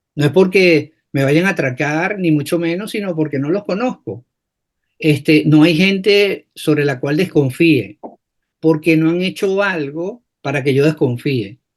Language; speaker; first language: Spanish; native; Spanish